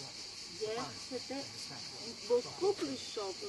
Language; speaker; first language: French; non-native, learner; Greek